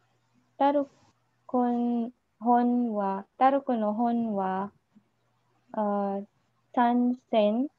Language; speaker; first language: Japanese; non-native, learner; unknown